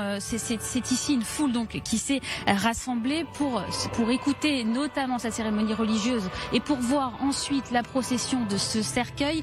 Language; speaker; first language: French; native; French